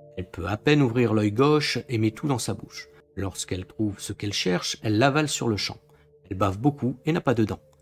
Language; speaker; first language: French; native; French